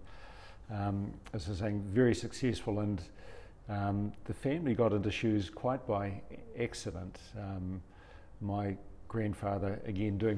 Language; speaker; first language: English; native; English